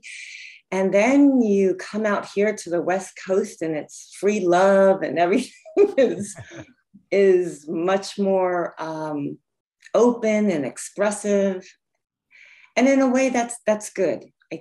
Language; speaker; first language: English; native; English